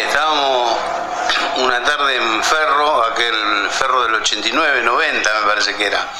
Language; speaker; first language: Spanish; native; Spanish